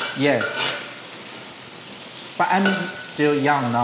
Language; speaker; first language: English; non-native, learner; Chinese